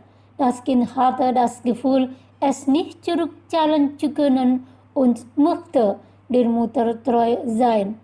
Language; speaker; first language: German; non-native, learner; Indonesian